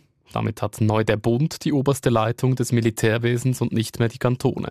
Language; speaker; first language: German; native; German